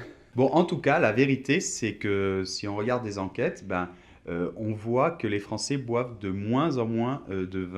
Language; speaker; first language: French; native; French